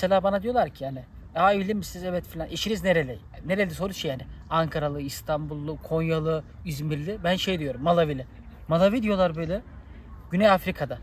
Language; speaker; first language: Turkish; native; Turkish